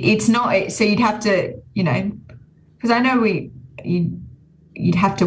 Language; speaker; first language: English; native; English